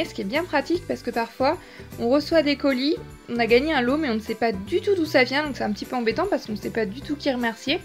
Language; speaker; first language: French; native; French